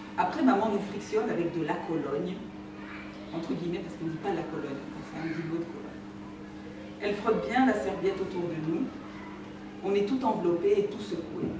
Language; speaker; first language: French; early bilingual, other home language; Ladino